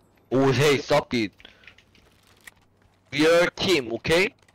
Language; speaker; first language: English; non-native, learner; Korean